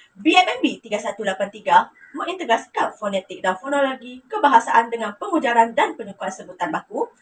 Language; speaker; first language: Malay; non-native, local second language; Iban